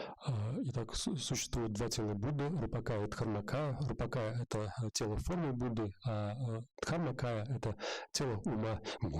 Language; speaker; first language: Russian; native; Russian